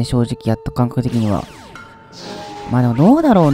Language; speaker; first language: Japanese; native; Japanese